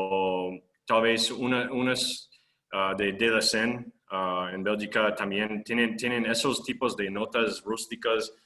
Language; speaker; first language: Spanish; non-native, fluent; English